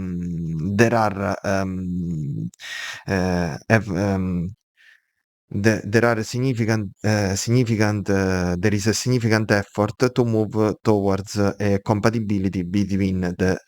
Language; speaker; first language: English; non-native, fluent; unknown